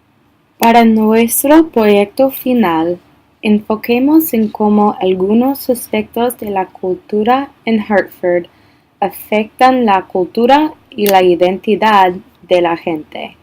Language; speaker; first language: Spanish; non-native, learner; English